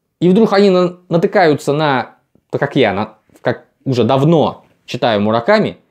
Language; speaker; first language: Russian; native; Russian